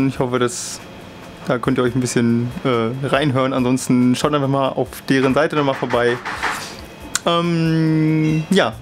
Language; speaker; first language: German; native; German